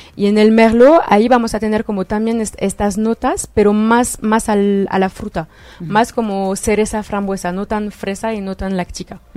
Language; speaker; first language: Spanish; non-native, fluent; French